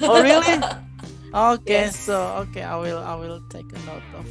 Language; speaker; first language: English; non-native, fluent; Indonesian